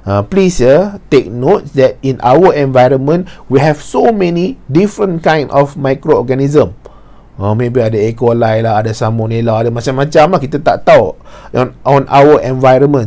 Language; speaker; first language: English; non-native, local second language; Malay